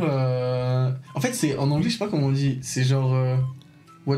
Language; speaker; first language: French; native; French